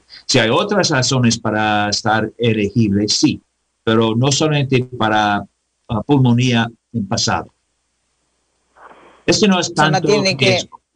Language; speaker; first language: Spanish; non-native, learner; English